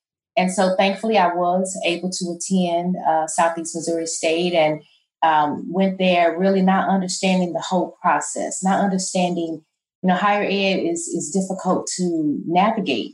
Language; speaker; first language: English; native; English